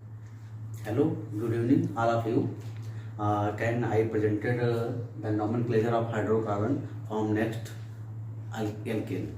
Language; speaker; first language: English; non-native, local second language; Hindi